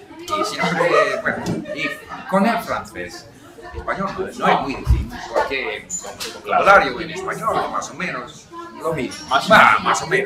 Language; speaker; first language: Spanish; non-native, fluent; English